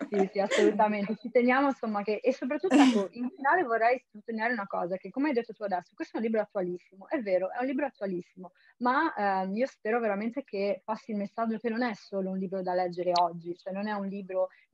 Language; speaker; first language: Italian; native; Italian